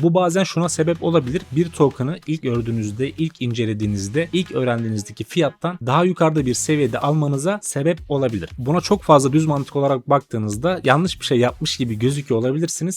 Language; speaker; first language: Turkish; native; Turkish